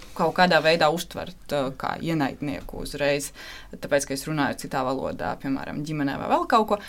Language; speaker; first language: Latvian; non-native, local second language; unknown